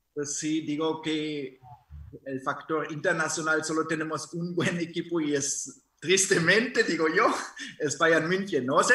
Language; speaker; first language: Spanish; non-native, fluent; German